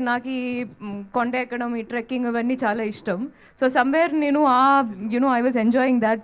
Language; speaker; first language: Telugu; non-native, learner; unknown